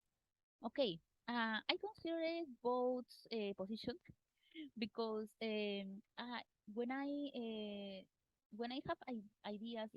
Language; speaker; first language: English; non-native, learner; Spanish